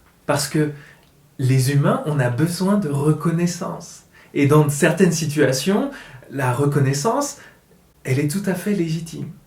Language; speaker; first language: French; native; French